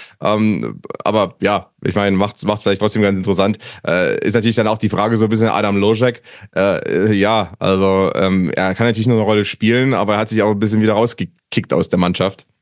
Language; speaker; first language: German; native; German